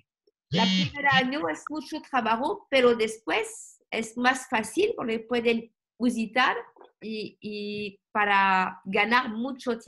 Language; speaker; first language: Spanish; non-native, learner; French